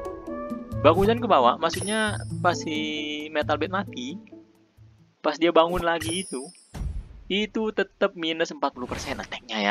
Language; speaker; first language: Indonesian; native; Indonesian